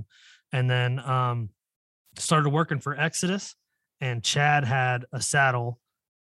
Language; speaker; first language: English; native; English